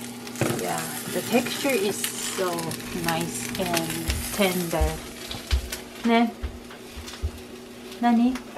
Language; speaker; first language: English; non-native, fluent; Japanese